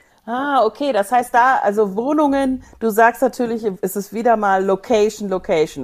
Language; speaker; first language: German; native; German